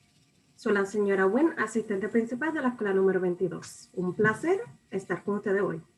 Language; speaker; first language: Spanish; early bilingual, other home language; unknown